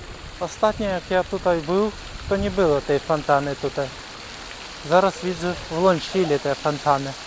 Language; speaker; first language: Polish; non-native, learner; Ukrainian